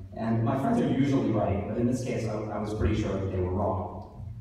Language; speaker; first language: English; native; English